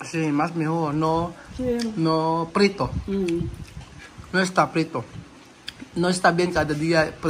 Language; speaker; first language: Spanish; non-native, learner; Filipino